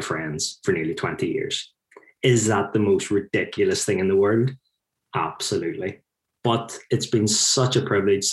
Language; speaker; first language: English; native; English